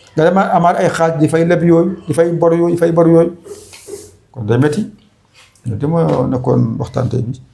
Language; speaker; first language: Wolof; non-native, local second language; Fula